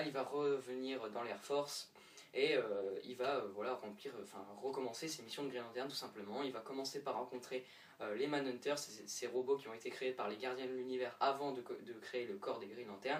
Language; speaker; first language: French; native; French